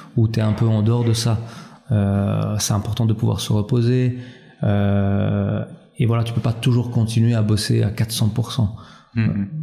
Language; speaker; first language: French; early bilingual, other home language; Albanian